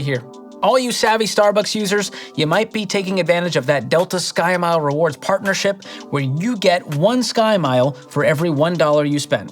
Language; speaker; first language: English; native; English